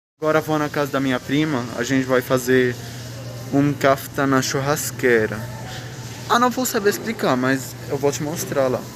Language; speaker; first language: Portuguese; non-native, fluent; Arabic